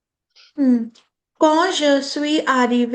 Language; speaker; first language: French; non-native, learner; Hindi